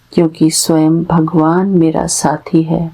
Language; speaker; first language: Hindi; native; Hindi